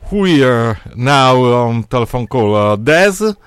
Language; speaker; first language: English; non-native, learner; Italian